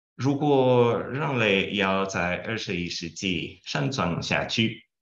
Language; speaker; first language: Chinese; non-native, fluent; Portuguese